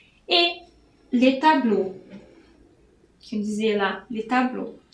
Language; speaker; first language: French; non-native, fluent; Portuguese